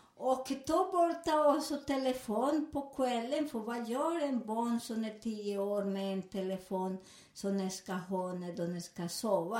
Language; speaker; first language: Swedish; non-native, learner; Spanish